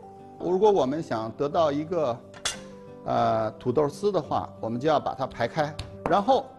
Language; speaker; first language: Chinese; native; Chinese